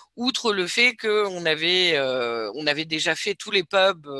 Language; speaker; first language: French; native; French